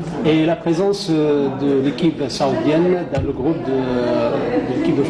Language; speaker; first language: French; non-native, fluent; Arabic